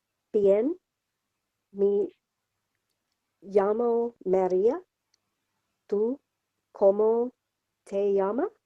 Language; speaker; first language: Spanish; non-native, learner; English